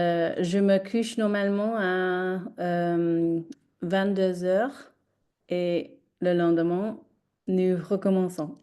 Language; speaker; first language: French; non-native, learner; English